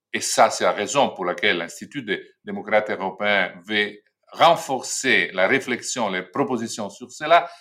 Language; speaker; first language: French; non-native, fluent; Italian